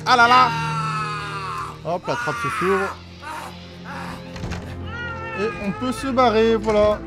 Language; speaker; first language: French; native; French